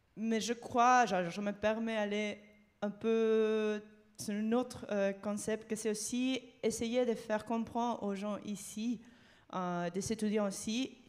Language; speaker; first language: French; non-native, fluent; Spanish